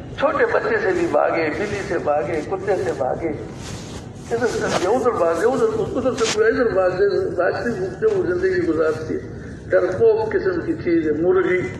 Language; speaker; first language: Urdu; non-native, local second language; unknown